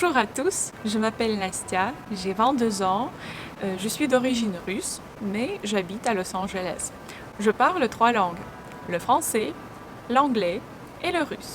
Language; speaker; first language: French; non-native, fluent; Russian